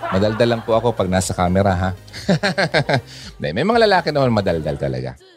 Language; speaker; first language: Filipino; non-native, local second language; Bikol